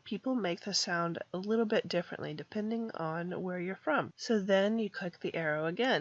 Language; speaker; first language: English; native; English